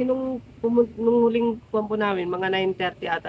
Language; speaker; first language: Filipino; native; Filipino